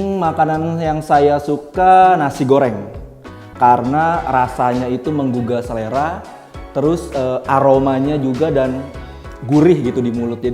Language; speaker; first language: Indonesian; native; Indonesian